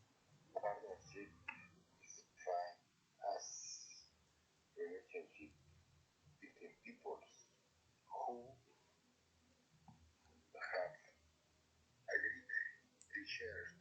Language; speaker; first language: English; non-native, learner; Spanish